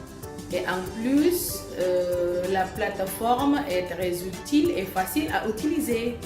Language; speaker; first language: French; non-native, fluent; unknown